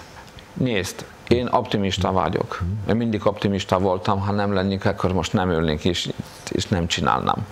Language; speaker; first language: Hungarian; non-native, fluent; Polish